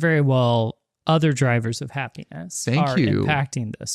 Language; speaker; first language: English; native; English